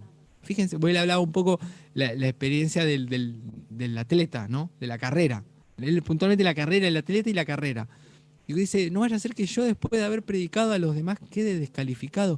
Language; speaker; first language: Spanish; native; Spanish